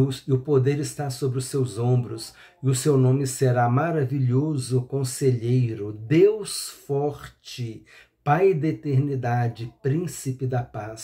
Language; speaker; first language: Portuguese; native; Portuguese